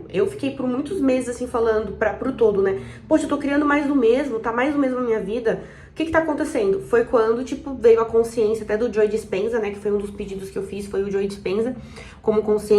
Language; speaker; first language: Portuguese; native; Portuguese